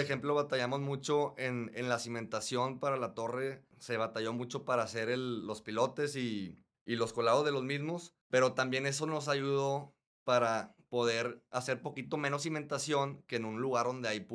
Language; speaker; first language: Spanish; native; Spanish